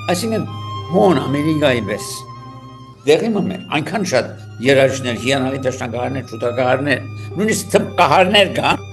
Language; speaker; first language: Armenian; early bilingual, heritage; Armenian